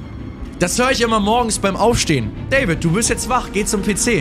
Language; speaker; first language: German; native; German